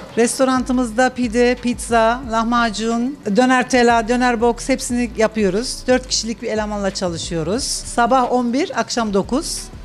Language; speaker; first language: Turkish; native; Turkish